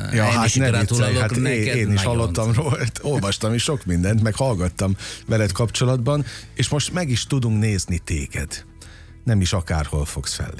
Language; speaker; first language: Hungarian; native; Hungarian